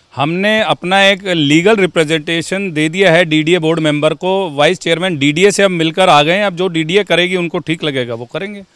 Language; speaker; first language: Hindi; native; Hindi